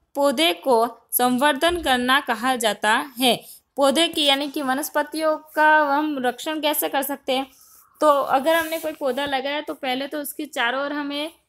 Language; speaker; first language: Hindi; non-native, local second language; Gujarati